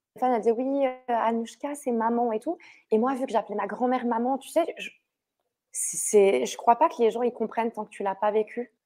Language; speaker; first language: French; early bilingual, other home language; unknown